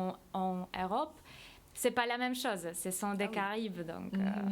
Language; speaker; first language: French; non-native, fluent; Polish